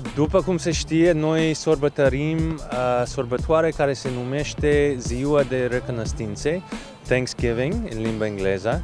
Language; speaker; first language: Romanian; non-native, learner; English